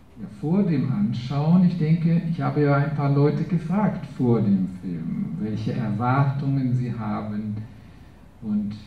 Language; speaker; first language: German; non-native, fluent; Portuguese